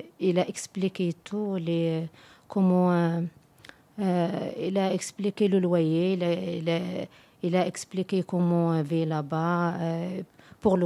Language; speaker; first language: French; non-native, learner; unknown